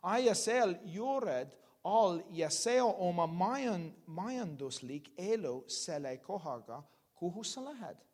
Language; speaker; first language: Estonian; non-native, learner; English